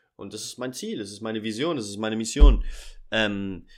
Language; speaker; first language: German; early bilingual, heritage; Portuguese